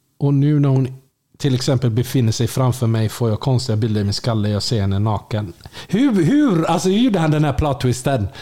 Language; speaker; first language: Swedish; early bilingual, other home language; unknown